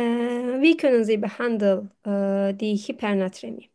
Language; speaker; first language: German; non-native, learner; Turkish